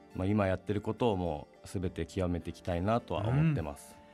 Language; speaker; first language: Japanese; native; Japanese